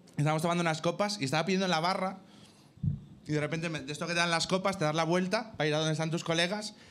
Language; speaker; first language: Spanish; native; Spanish